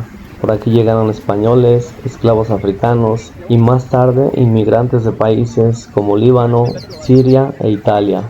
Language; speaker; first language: Spanish; native; Spanish